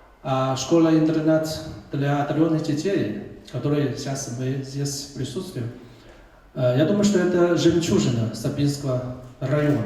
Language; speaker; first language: Russian; non-native, fluent; Chinese